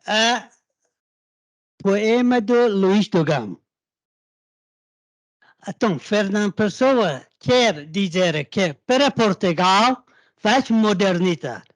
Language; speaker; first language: Portuguese; non-native, learner; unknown